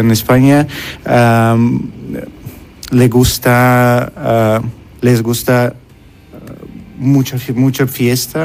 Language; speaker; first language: Spanish; non-native, learner; Russian